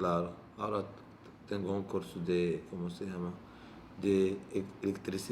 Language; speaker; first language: Spanish; non-native, learner; Arabic